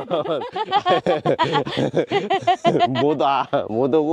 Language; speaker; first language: Korean; native; Korean